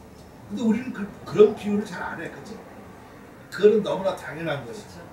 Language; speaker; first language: Korean; native; Korean